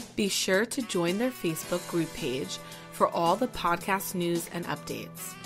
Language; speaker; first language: English; native; English